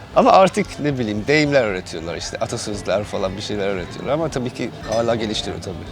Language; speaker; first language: Turkish; non-native, fluent; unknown